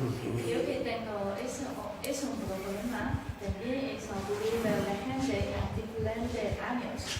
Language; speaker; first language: Spanish; non-native, learner; Chinese